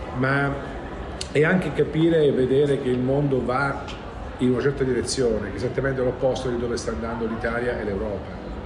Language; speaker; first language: Italian; native; Italian